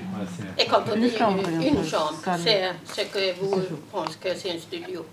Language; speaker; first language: French; non-native, learner; Swedish